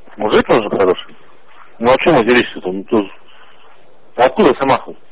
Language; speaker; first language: Russian; non-native, local second language; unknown